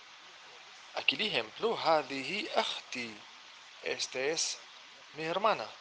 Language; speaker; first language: Spanish; non-native, fluent; Arabic